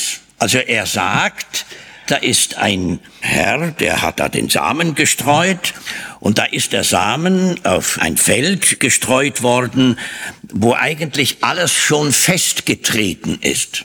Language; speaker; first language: German; native; German